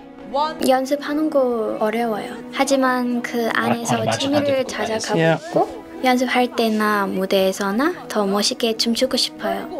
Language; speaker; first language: Korean; non-native, learner; Thai